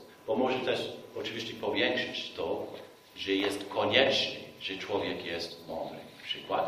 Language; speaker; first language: Polish; non-native, fluent; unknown